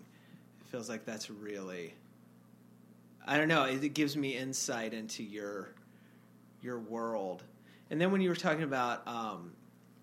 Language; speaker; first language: English; native; English